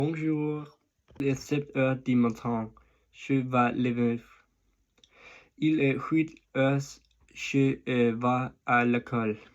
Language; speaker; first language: French; non-native, learner; Danish